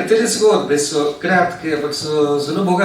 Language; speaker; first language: Slovenian; early bilingual, heritage; Slovenian